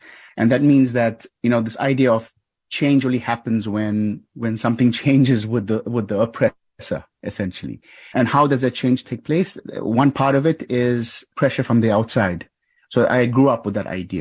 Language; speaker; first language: English; native; English